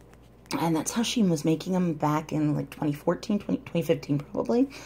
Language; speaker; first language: English; native; English